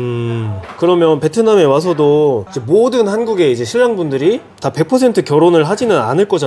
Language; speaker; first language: Korean; native; Korean